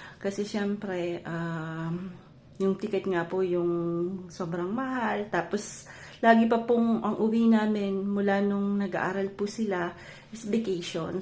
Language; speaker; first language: Filipino; non-native, local second language; Bikol